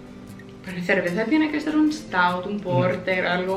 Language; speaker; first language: Spanish; non-native, fluent; English